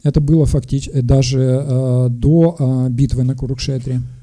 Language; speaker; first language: Russian; native; Russian